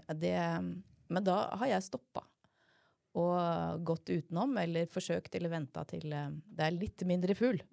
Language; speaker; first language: Norwegian; early bilingual, heritage; Norwegian